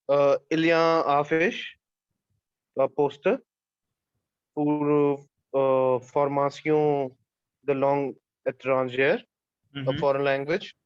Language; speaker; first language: French; non-native, learner; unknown